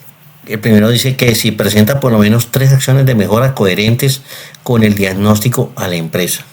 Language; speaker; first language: Spanish; native; Spanish